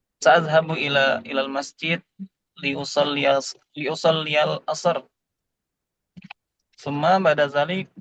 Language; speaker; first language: Arabic; non-native, learner; Indonesian